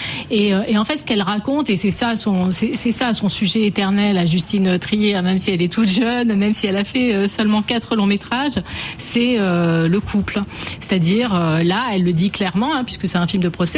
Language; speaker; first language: French; native; French